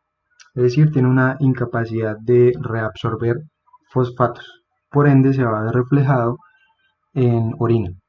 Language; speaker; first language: Spanish; native; Spanish